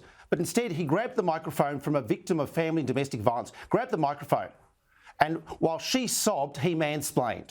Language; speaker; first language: English; native; English